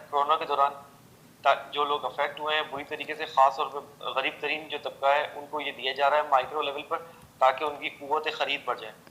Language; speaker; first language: Urdu; native; Urdu